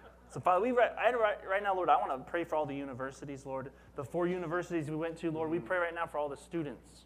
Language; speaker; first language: English; native; English